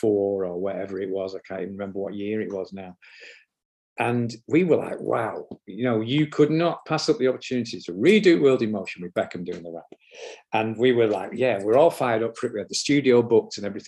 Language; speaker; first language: English; native; English